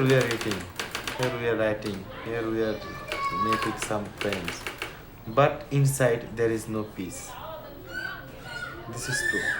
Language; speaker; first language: English; non-native, learner; Bangla